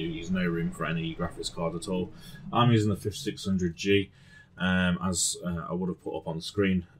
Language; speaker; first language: English; native; English